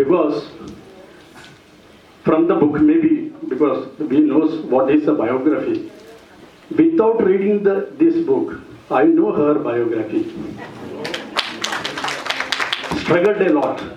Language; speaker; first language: English; non-native, learner; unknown